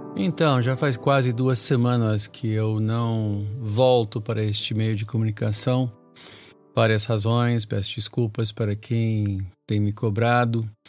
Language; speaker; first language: Portuguese; early bilingual, other home language; English